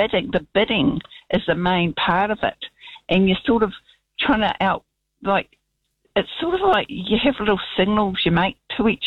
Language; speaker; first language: English; native; English